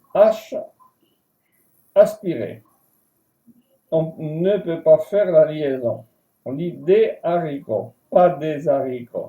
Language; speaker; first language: French; non-native, fluent; Spanish